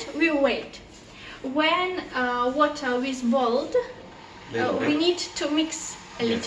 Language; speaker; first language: English; non-native, learner; Russian